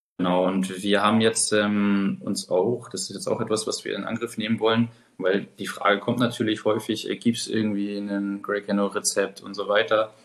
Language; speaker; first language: German; native; German